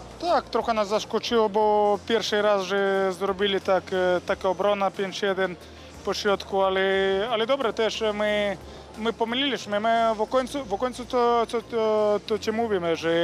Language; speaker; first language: Polish; non-native, learner; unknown